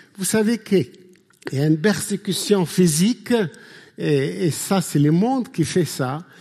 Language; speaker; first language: French; non-native, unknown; Arabic